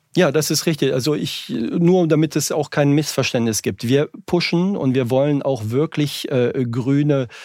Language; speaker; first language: German; non-native, fluent; French